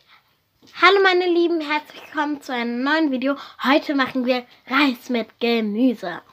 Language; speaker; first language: German; early bilingual, other home language; Arabic